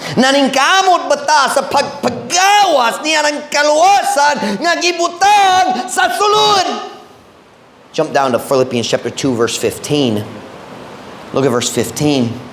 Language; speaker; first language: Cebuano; non-native, fluent; English